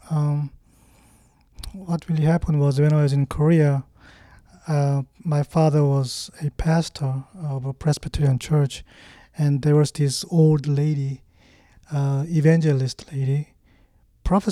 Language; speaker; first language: English; non-native, fluent; Korean